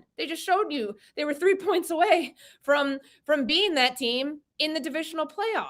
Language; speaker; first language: English; native; English